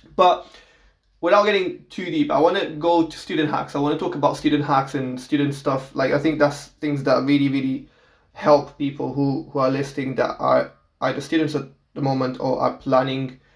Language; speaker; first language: English; non-native, fluent; Portuguese